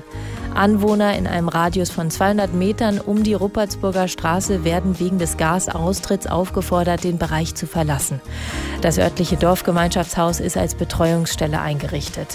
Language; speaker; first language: German; native; German